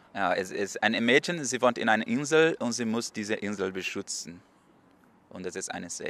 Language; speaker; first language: German; non-native, learner; Portuguese